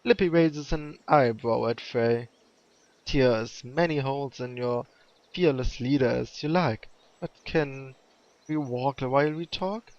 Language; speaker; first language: English; non-native, fluent; German